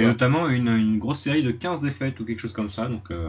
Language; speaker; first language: French; native; French